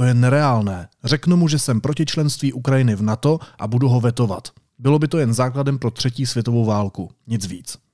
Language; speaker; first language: Czech; native; Czech